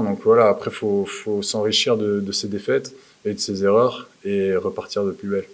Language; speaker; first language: French; native; French